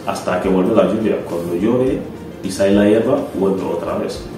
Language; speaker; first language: Spanish; non-native, learner; Wolof